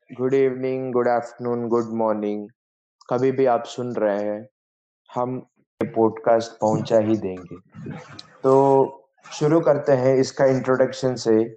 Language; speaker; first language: Hindi; non-native, local second language; Bangla